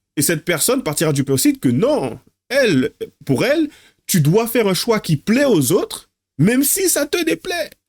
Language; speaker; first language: French; native; French